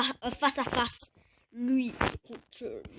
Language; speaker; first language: French; native; French